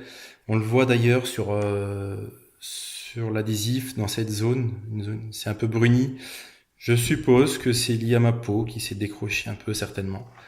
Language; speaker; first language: French; native; French